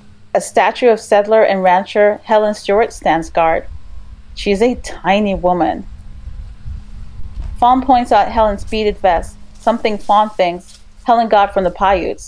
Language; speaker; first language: English; non-native, local second language; Jamaican Creole English